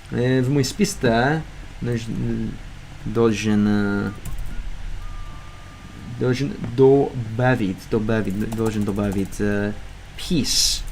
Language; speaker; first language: Russian; non-native, learner; English